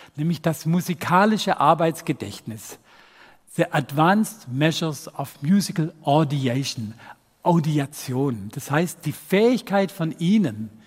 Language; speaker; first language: German; native; German